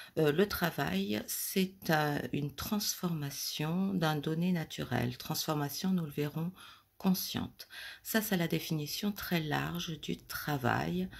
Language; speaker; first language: French; native; French